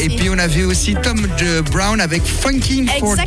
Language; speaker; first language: French; native; French